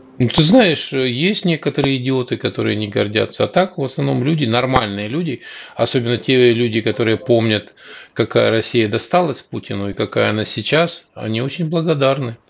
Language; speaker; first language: Russian; native; Russian